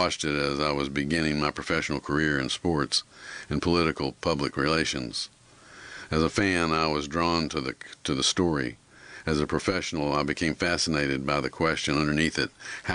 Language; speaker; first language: English; native; English